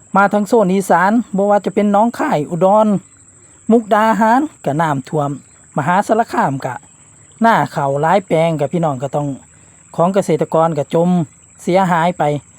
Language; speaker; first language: Thai; native; Thai